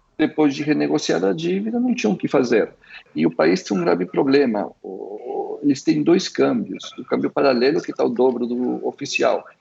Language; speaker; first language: Portuguese; early bilingual, other home language; Spanish